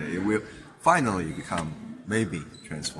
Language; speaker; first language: English; non-native, fluent; Chinese